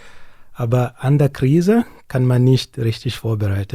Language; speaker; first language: German; non-native, learner; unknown